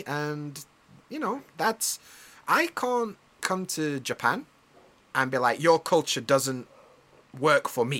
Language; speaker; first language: English; native; English